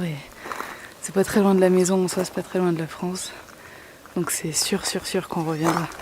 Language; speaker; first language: French; native; French